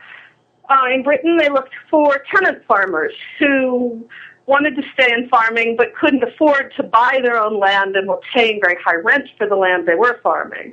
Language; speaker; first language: English; native; English